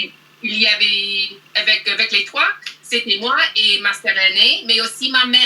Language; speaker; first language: French; non-native, learner; English